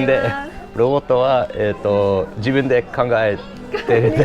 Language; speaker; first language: Japanese; non-native, learner; English